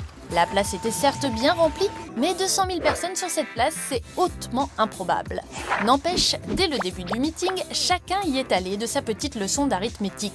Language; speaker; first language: French; native; French